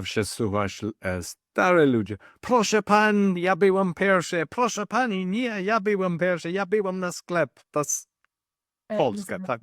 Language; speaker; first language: Polish; non-native, learner; English